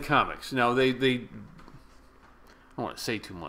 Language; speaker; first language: English; native; English